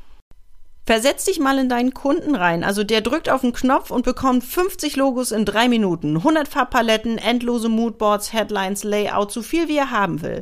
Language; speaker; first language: German; native; German